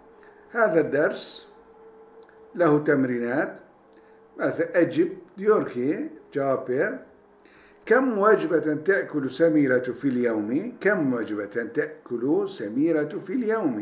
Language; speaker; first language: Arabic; non-native, fluent; Turkish